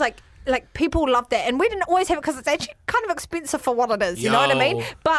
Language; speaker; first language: English; native; English